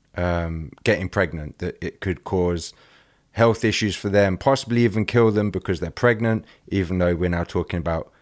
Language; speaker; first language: English; native; English